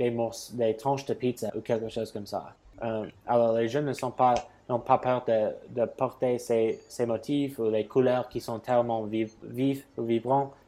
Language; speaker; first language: French; non-native, fluent; English